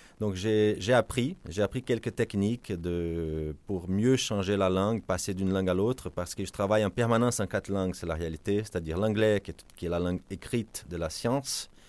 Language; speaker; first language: French; non-native, fluent; Portuguese